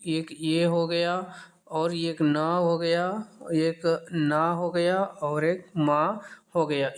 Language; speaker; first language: Hindi; non-native, local second language; Telugu